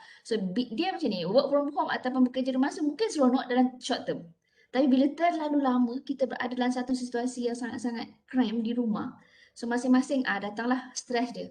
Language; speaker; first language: Malay; native; Malay